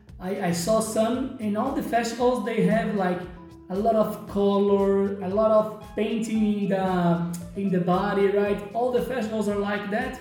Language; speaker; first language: English; non-native, fluent; Portuguese